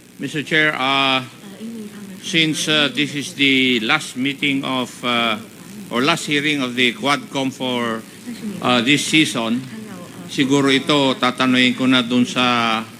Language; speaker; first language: English; non-native, local second language; Filipino